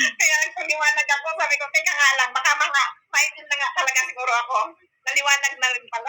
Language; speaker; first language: Filipino; non-native, local second language; Cebuano